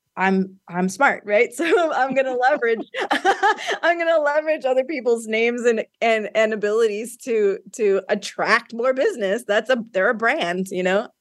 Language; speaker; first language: English; native; English